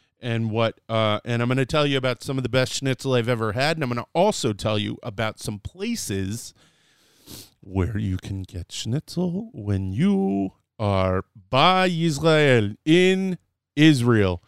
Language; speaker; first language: English; native; English